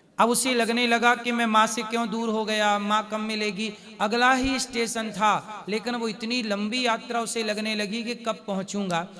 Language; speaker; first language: Hindi; native; Hindi